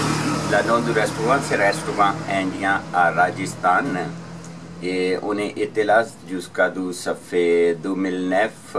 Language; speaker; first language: French; non-native, learner; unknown